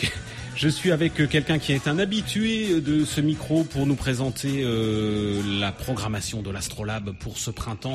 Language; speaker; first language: French; native; French